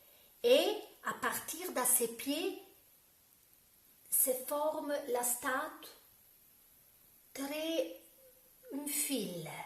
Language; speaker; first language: French; non-native, learner; Italian